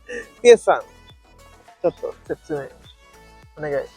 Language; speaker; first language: Japanese; non-native, learner; Sinhala